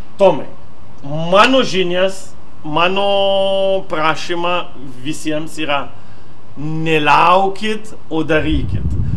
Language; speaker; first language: Lithuanian; non-native, fluent; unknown